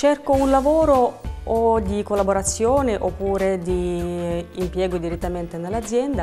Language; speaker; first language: Italian; non-native, fluent; Russian